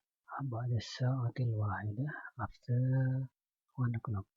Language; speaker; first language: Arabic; non-native, learner; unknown